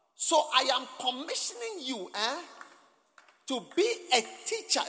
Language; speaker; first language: English; non-native, local second language; Akan